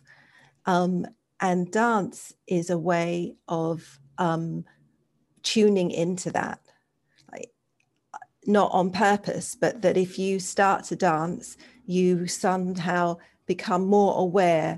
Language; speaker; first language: English; native; English